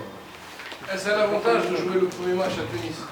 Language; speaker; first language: French; non-native, local second language; Arabic